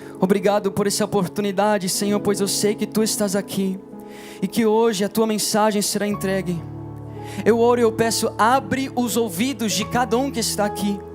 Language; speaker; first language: Portuguese; non-native, fluent; English